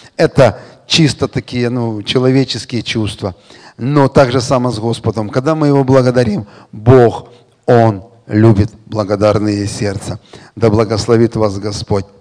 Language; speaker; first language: Russian; native; Russian